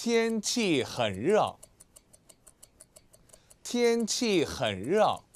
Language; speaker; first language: Chinese; non-native, fluent; Korean